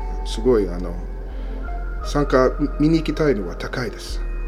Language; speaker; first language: Japanese; non-native, learner; English